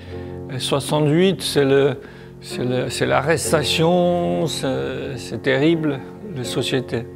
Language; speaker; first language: French; non-native, learner; Chinese